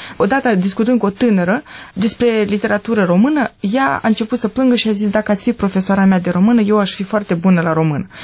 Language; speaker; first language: Romanian; native; Romanian